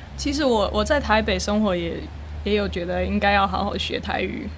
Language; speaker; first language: Chinese; non-native, fluent; English